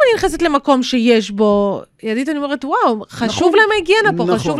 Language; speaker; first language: Hebrew; native; Hebrew